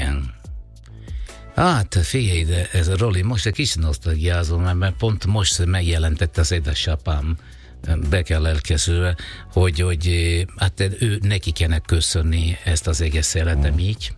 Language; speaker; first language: Hungarian; non-native, learner; Italian